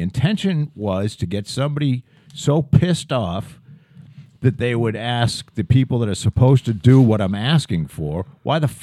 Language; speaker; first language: English; native; English